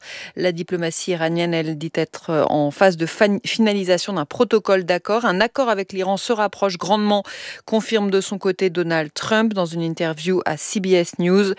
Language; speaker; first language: French; native; French